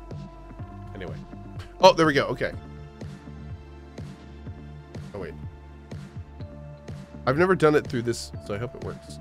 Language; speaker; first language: English; native; English